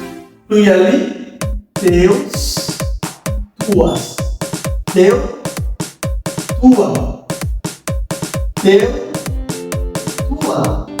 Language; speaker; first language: Portuguese; non-native, fluent; Haitian Creole